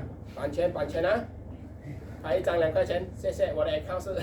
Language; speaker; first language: Chinese; native; Chinese